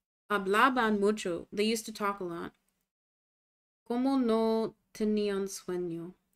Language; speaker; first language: Spanish; non-native, learner; English